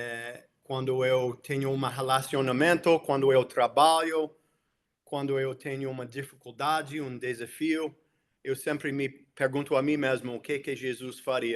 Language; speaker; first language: Portuguese; non-native, fluent; English